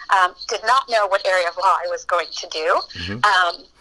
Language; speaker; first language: English; early bilingual, other home language; Spanish